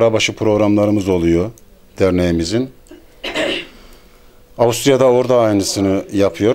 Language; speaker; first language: Turkish; native; Turkish